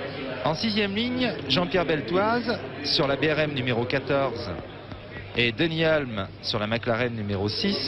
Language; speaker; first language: French; native; French